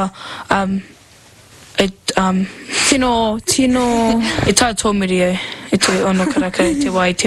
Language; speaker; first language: Māori; non-native, local second language; English